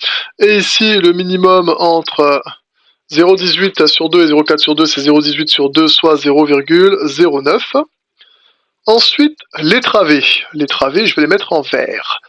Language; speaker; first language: French; native; French